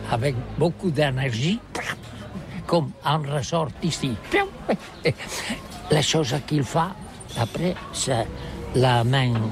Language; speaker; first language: French; non-native, learner; Catalan